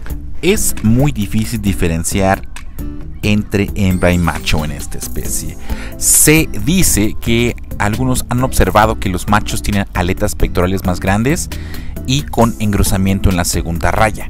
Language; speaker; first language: Spanish; native; Spanish